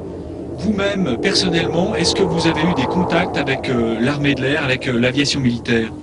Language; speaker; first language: French; native; French